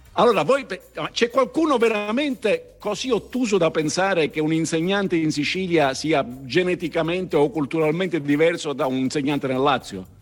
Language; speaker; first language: Italian; native; Italian